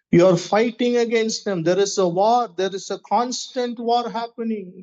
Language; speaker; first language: English; non-native, local second language; Tamil